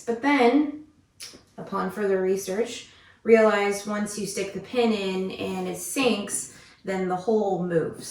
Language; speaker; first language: English; native; English